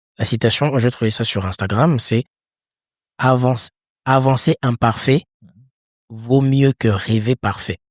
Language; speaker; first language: French; non-native, local second language; Lingala